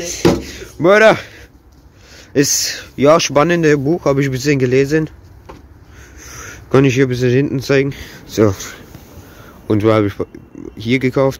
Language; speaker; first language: German; early bilingual, other home language; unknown